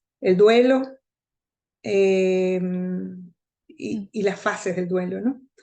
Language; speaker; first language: Spanish; native; Spanish